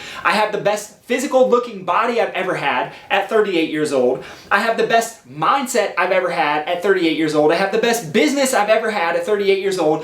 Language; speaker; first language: English; native; English